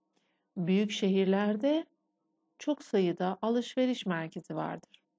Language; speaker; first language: Turkish; non-native, fluent; Persian